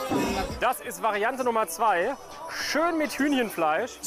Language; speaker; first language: German; native; German